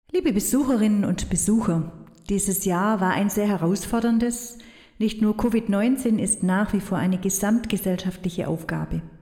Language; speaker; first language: German; native; German